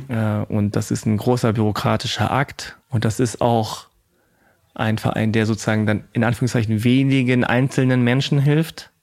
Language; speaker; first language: German; native; German